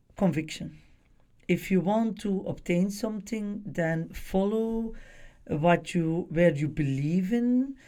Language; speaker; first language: English; non-native, fluent; Dutch